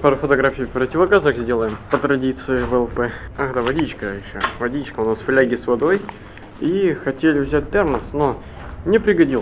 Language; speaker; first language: Russian; native; Russian